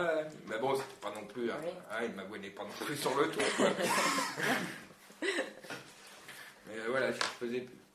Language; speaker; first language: French; native; French